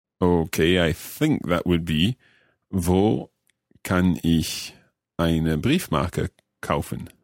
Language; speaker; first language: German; non-native, learner; English